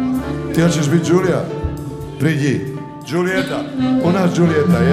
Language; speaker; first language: Russian; non-native, learner; Serbian